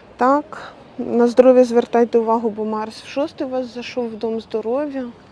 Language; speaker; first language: Ukrainian; non-native, local second language; Russian